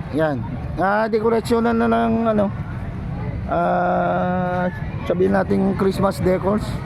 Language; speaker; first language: Filipino; non-native, local second language; Iloko